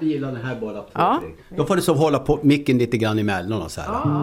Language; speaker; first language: Swedish; native; Swedish